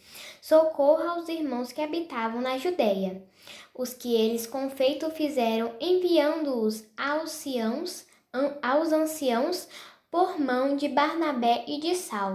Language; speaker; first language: Portuguese; native; Portuguese